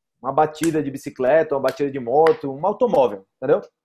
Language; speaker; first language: Portuguese; native; Portuguese